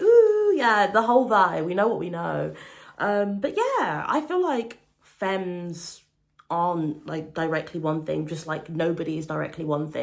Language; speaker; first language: English; native; English